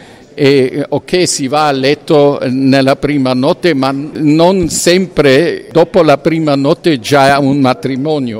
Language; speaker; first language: Italian; non-native, fluent; German